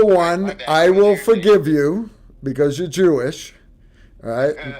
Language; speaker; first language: English; native; English